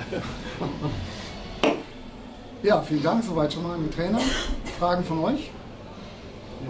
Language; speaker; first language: German; native; German